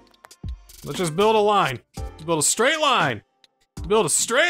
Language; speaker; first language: English; native; English